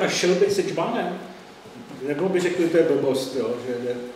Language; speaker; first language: Czech; native; Czech